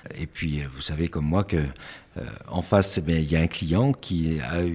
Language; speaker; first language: French; native; French